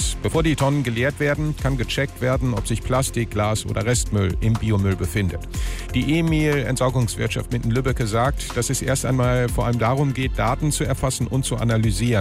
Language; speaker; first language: German; native; German